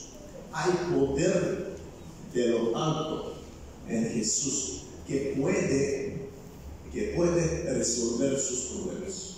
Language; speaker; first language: Spanish; non-native, fluent; Bulgarian